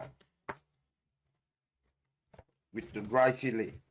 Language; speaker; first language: English; non-native, learner; Thai